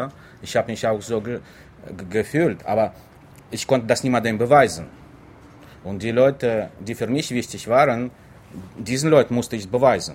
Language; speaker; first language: German; non-native, fluent; Russian